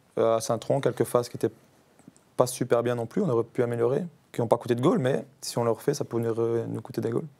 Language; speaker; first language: French; native; French